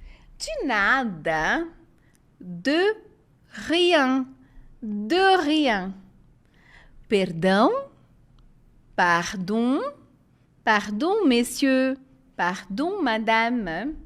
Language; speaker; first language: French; non-native, fluent; Portuguese